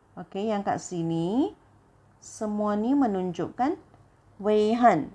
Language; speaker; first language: Malay; non-native, local second language; Chinese